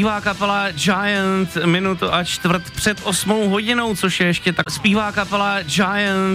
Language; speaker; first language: Czech; native; Czech